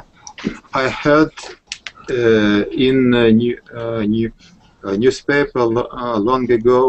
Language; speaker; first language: English; non-native, learner; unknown